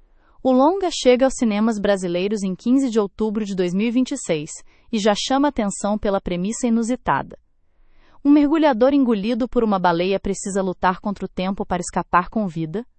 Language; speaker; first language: Portuguese; native; Portuguese